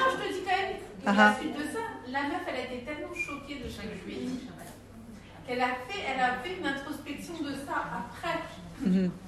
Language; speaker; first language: French; native; French